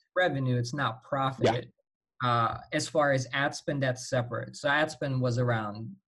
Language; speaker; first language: English; non-native, fluent; Slovak